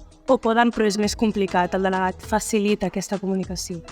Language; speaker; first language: Catalan; native; Catalan